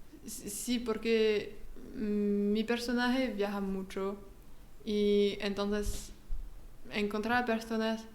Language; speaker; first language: Spanish; non-native, learner; French